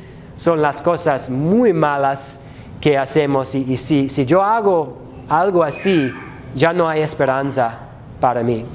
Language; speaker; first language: Spanish; non-native, fluent; English